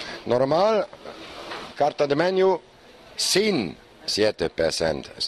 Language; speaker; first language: Spanish; non-native, learner; German